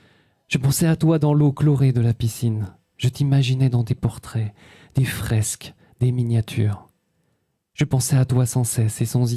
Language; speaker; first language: French; native; French